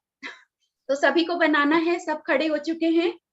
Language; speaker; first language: Hindi; native; Hindi